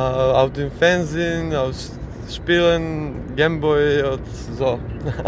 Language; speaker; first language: German; non-native, learner; Serbian